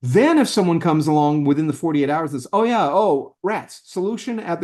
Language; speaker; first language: English; native; English